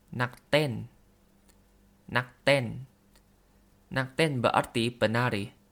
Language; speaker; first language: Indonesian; non-native, learner; Thai